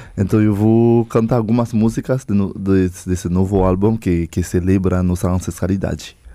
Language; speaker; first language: Portuguese; non-native, fluent; Haitian Creole